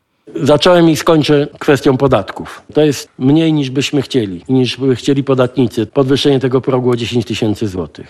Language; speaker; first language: Polish; native; Polish